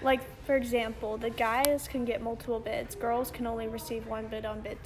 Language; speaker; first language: English; native; English